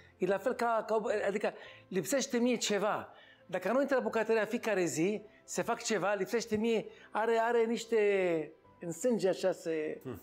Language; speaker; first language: Romanian; non-native, learner; Hebrew